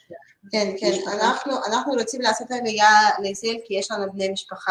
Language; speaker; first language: Hebrew; non-native, learner; Russian